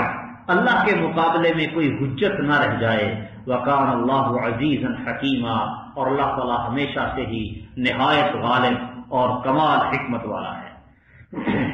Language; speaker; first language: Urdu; native; Urdu